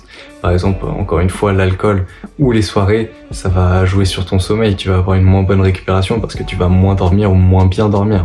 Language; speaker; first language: French; native; French